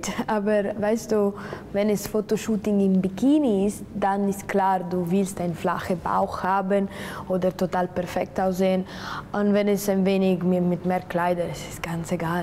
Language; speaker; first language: German; non-native, local second language; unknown